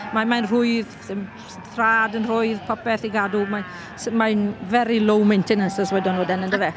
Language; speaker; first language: Welsh; native; Welsh